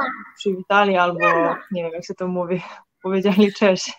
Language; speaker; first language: Polish; non-native, learner; Serbian